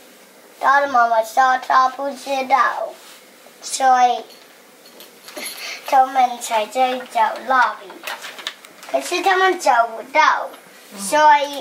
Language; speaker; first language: Chinese; early bilingual, heritage; Chinese